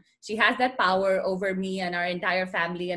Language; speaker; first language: English; non-native, local second language; Hindi